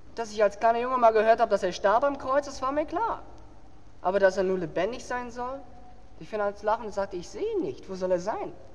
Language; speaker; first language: German; native; German